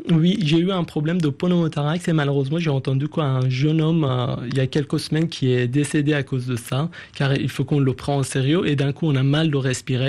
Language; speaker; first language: French; non-native, fluent; Persian